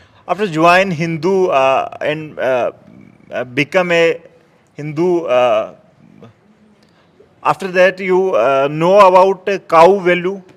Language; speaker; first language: English; non-native, learner; Hindi